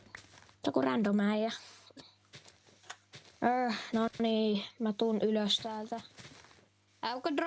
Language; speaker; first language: Finnish; native; Finnish